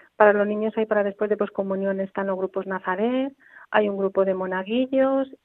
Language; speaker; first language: Spanish; native; Spanish